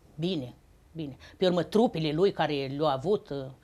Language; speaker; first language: Romanian; native; Romanian